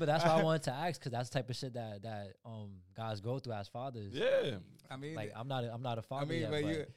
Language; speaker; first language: English; native; English